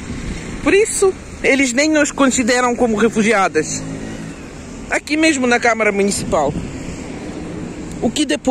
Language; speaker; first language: Portuguese; non-native, fluent; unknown